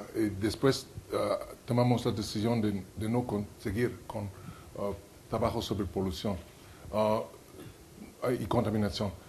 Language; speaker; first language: Spanish; non-native, fluent; French